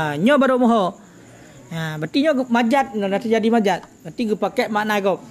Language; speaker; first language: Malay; non-native, local second language; Achinese